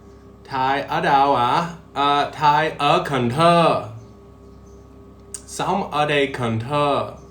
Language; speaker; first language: Vietnamese; non-native, learner; English